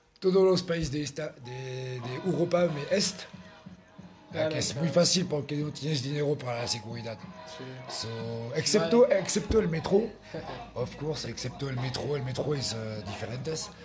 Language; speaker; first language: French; non-native, learner; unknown